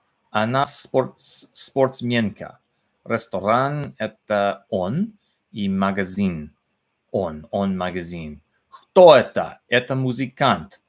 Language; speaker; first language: Russian; non-native, learner; English